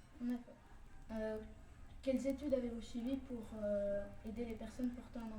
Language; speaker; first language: French; native; French